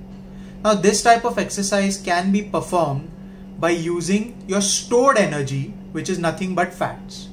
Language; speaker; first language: English; non-native, local second language; Hindi